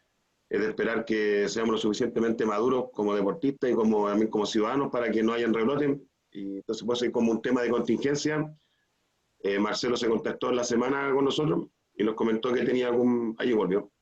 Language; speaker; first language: Spanish; native; Spanish